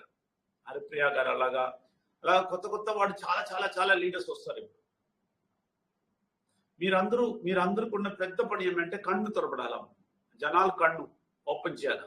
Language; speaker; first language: Telugu; non-native, local second language; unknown